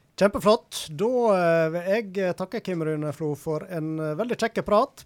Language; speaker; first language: Norwegian; native; Norwegian